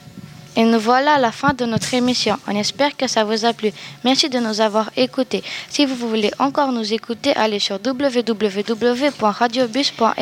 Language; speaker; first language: French; native; French